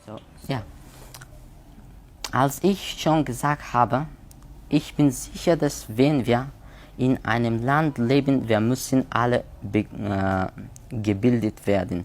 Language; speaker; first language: German; non-native, learner; Persian